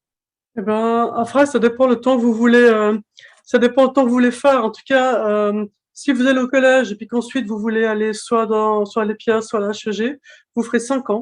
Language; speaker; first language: French; native; French